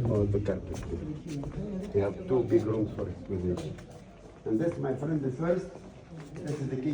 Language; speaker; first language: English; non-native, learner; Arabic